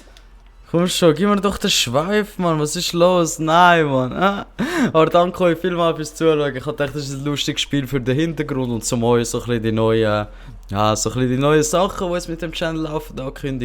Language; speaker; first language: German; non-native, local second language; Swiss German